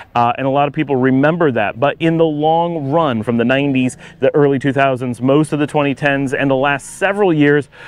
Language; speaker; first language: English; native; English